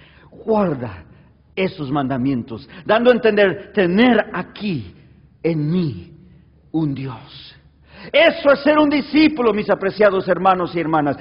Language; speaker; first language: Spanish; early bilingual, heritage; Spanish